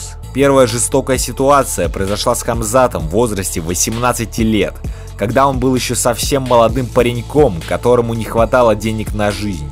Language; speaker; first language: Russian; native; Russian